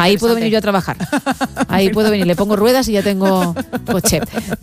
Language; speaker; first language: Spanish; native; Spanish